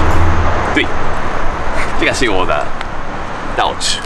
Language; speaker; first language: Chinese; non-native, fluent; Japanese